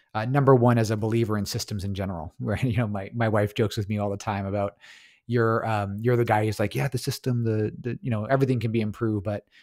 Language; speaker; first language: English; native; English